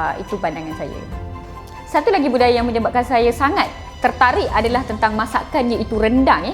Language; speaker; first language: Malay; non-native, local second language; Tamil